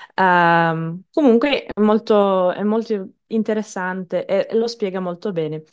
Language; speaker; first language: Italian; non-native, fluent; English